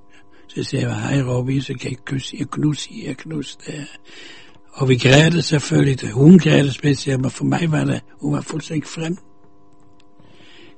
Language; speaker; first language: Danish; non-native, fluent; Dutch